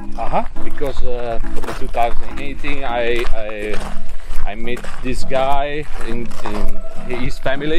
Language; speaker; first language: English; non-native, learner; Italian